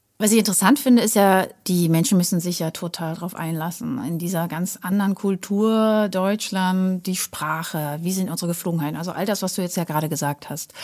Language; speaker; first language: German; native; German